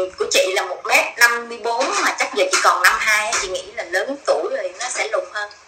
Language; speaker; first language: Vietnamese; native; Vietnamese